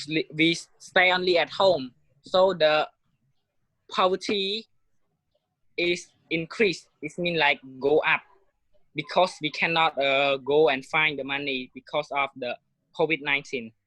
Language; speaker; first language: English; non-native, learner; Khmer